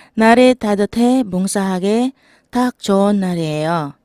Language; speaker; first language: Korean; non-native, fluent; Filipino